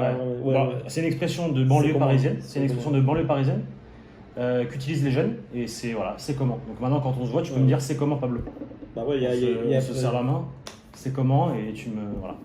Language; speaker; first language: French; native; French